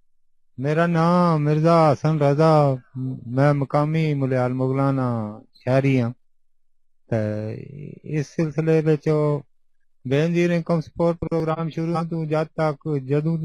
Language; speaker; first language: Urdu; non-native, local second language; Punjabi